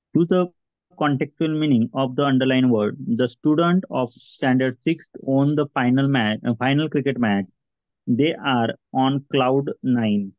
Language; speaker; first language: English; non-native, local second language; Marathi